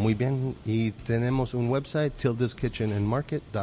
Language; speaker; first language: Spanish; non-native, learner; English